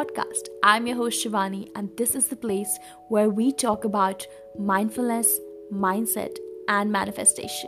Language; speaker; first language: English; non-native, local second language; Hindi